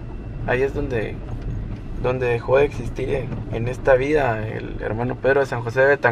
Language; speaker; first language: Spanish; native; Spanish